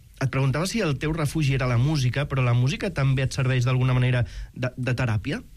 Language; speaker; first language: Catalan; native; Catalan